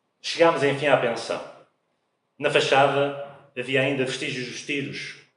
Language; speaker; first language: Portuguese; native; Portuguese